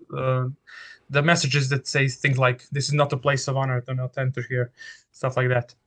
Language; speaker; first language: English; non-native, fluent; Serbian